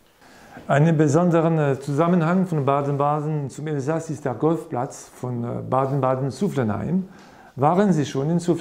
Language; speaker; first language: German; non-native, fluent; French